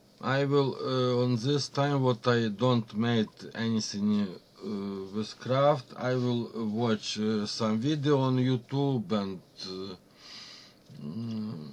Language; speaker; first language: English; non-native, learner; Ukrainian